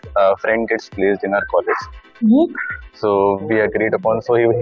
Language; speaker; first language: English; non-native, local second language; Hindi